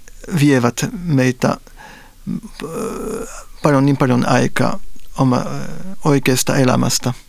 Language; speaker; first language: Finnish; non-native, fluent; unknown